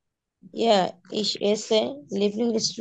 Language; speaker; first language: German; non-native, learner; Bangla